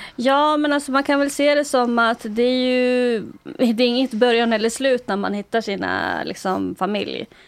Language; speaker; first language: Swedish; early bilingual, other home language; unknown